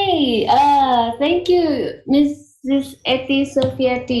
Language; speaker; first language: English; non-native, fluent; Indonesian